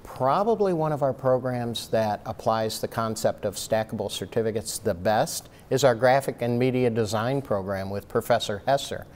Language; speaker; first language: English; native; English